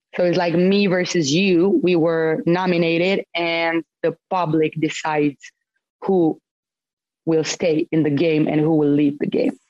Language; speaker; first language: English; non-native, fluent; Romanian